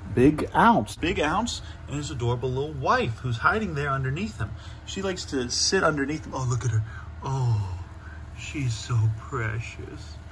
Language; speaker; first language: English; native; English